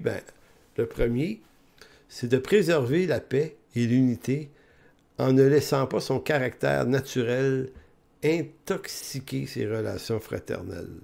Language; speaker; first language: French; native; French